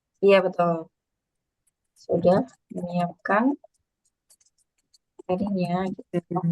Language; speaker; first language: Indonesian; native; Indonesian